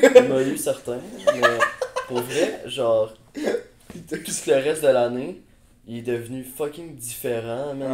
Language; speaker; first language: French; native; French